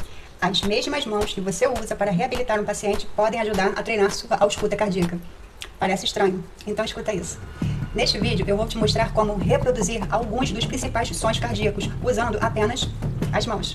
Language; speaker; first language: Portuguese; native; Portuguese